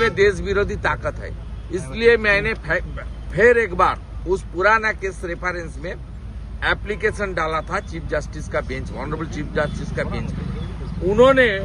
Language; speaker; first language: Hindi; non-native, local second language; Bangla